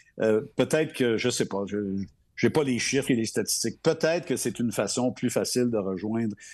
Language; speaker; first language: French; native; French